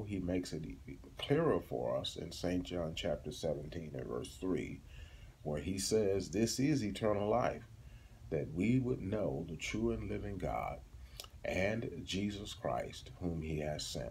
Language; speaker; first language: English; native; English